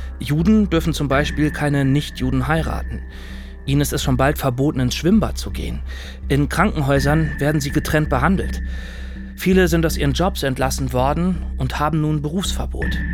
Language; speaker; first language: German; native; German